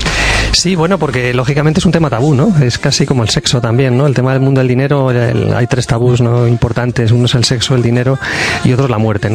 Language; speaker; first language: Spanish; native; Spanish